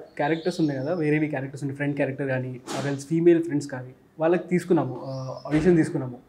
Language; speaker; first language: Telugu; non-native, fluent; Marathi